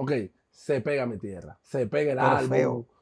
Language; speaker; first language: Spanish; native; Spanish